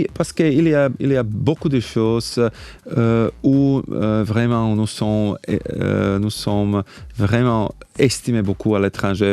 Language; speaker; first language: French; non-native, fluent; Slovak